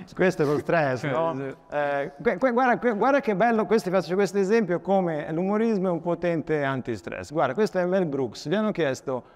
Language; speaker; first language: Italian; native; Italian